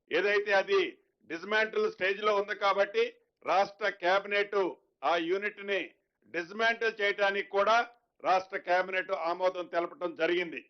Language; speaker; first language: Telugu; native; Telugu